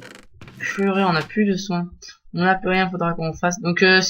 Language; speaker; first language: French; native; French